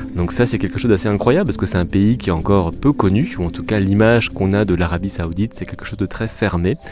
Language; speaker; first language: French; native; French